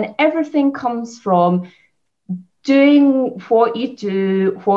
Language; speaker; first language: English; native; English